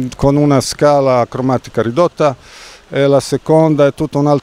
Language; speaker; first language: Italian; non-native, fluent; Croatian